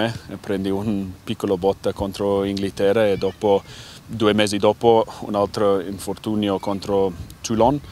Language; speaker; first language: Italian; non-native, learner; English